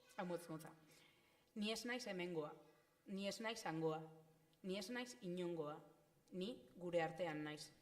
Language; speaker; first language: Basque; non-native, local second language; Spanish